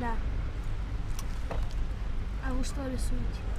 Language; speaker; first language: Russian; non-native, learner; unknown